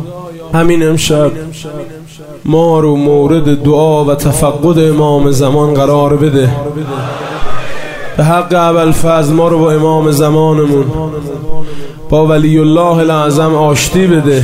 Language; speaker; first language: Persian; native; Persian